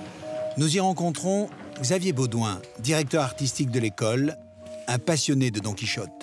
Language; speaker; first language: French; native; French